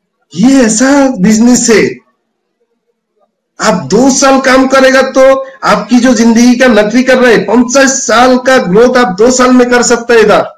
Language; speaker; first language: Hindi; non-native, fluent; Bangla